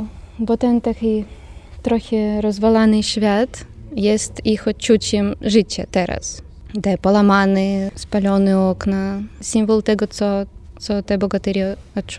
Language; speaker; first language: Polish; non-native, learner; Ukrainian